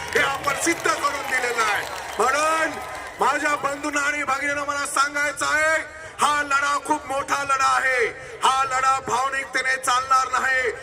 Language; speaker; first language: Marathi; non-native, local second language; Lambadi